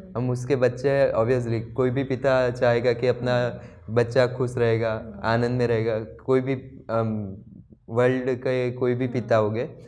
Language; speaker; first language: Hindi; non-native, local second language; Gujarati